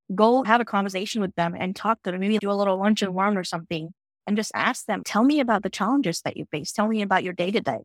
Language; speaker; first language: English; non-native, local second language; Gujarati